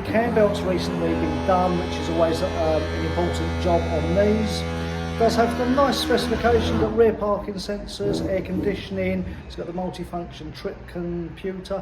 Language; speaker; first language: English; native; English